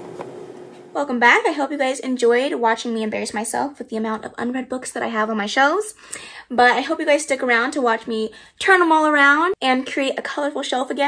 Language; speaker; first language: English; native; English